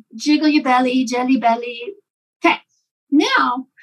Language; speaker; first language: English; native; English